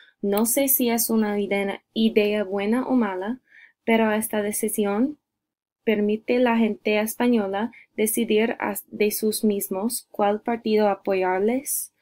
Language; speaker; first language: Spanish; non-native, learner; English